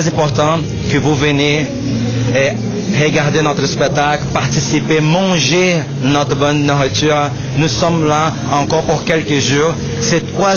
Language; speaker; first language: French; non-native, learner; Portuguese